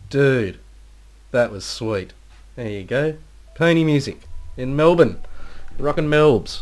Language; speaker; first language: English; native; English